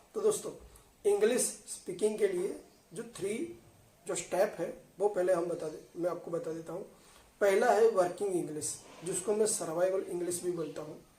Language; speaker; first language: Hindi; non-native, local second language; Gujarati